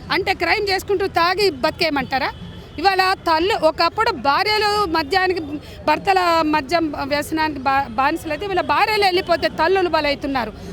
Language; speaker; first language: Telugu; native; Telugu